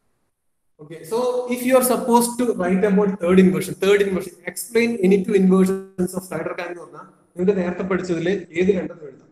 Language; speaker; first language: English; non-native, local second language; Malayalam